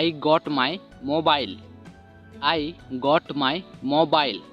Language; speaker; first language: English; non-native, local second language; Odia